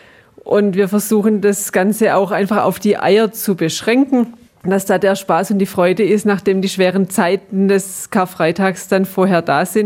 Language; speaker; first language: German; native; German